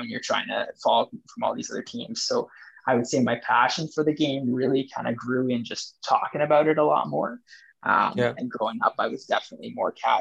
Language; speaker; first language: English; native; English